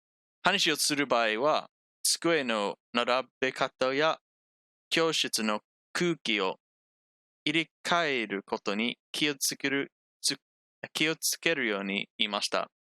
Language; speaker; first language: Japanese; non-native, learner; English